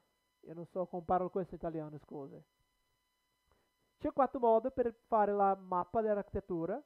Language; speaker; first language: Italian; non-native, learner; Portuguese